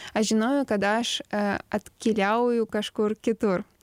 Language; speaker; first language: Lithuanian; non-native, learner; Ukrainian